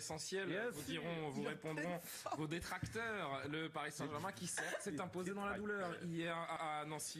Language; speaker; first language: French; native; French